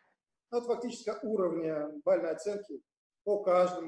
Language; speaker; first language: Russian; native; Russian